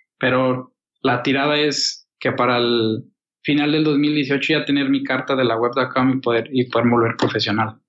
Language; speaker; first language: Spanish; native; Spanish